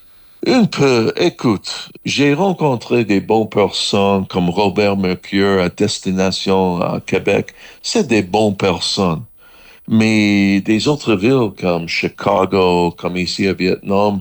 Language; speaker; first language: French; non-native, learner; English